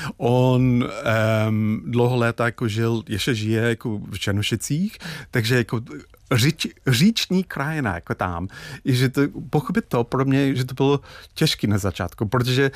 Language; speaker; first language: Czech; non-native, fluent; English